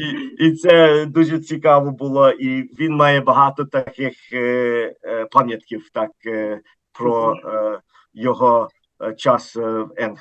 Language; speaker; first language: Ukrainian; early bilingual, heritage; Ukrainian